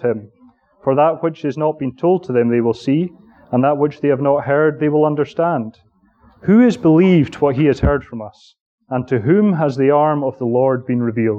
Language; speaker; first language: English; native; English